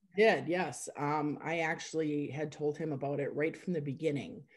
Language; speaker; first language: English; native; English